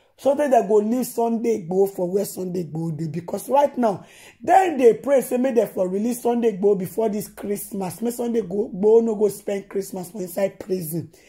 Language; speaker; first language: Nigerian Pidgin; non-native, local second language; Yoruba